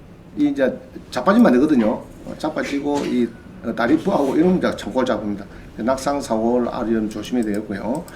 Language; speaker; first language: Korean; native; Korean